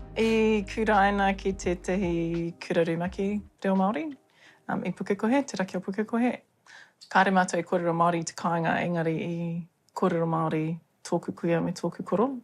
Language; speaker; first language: Māori; non-native, local second language; English